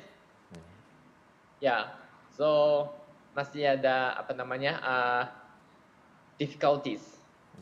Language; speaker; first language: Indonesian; non-native, learner; Japanese